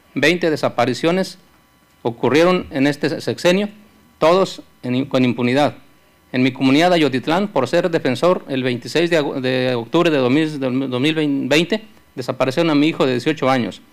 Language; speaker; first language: Spanish; native; Spanish